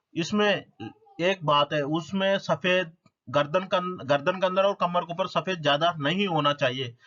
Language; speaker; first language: Hindi; non-native, local second language; Telugu